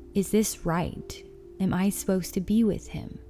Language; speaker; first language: English; native; English